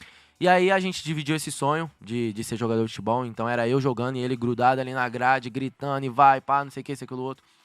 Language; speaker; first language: Portuguese; native; Portuguese